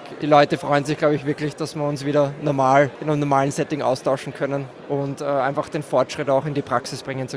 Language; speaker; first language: German; native; German